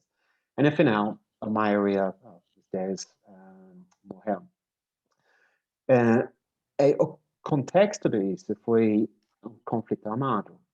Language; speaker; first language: Portuguese; non-native, learner; English